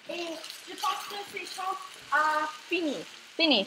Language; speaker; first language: French; non-native, learner; English